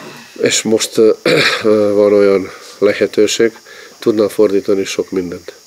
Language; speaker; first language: Hungarian; non-native, fluent; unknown